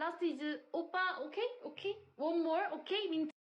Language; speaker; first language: English; non-native, learner; Korean